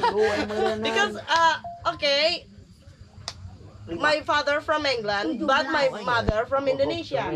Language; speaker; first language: English; non-native, learner; Sundanese